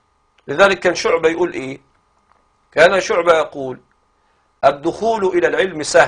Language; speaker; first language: Arabic; native; Arabic